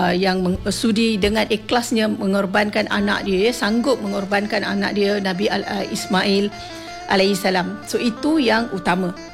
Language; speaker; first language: Malay; non-native, local second language; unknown